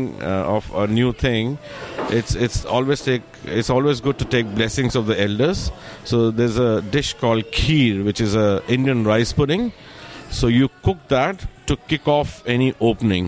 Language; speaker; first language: English; non-native, local second language; Hindi